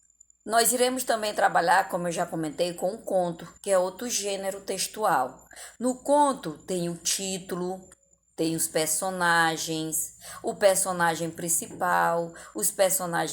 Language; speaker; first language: Portuguese; native; Portuguese